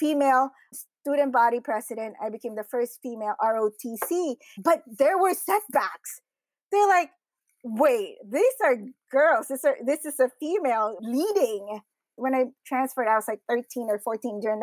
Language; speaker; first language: English; non-native, local second language; Filipino